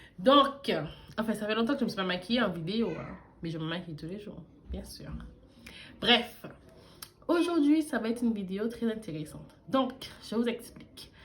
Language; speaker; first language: French; early bilingual, other home language; English